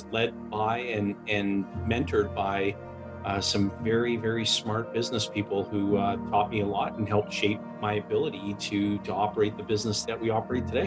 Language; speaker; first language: English; native; English